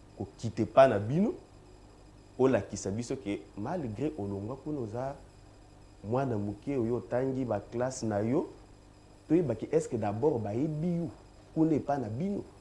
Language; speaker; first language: Lingala; non-native, local second language; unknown